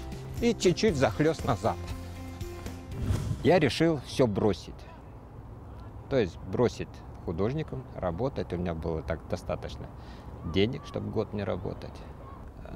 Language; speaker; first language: Russian; native; Russian